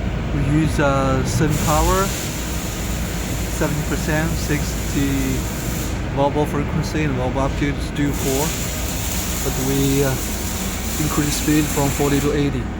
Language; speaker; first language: English; non-native, learner; Chinese